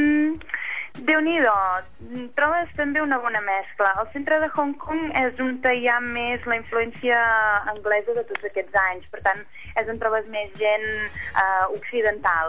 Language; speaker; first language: Catalan; native; Catalan